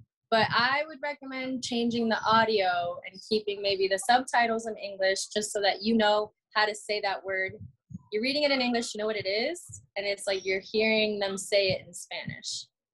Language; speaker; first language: English; early bilingual, other home language; Spanish